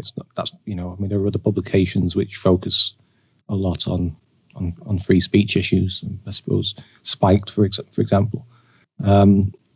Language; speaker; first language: English; native; English